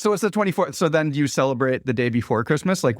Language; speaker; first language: English; native; English